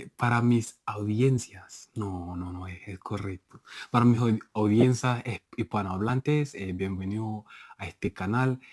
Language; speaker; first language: Spanish; non-native, fluent; Igbo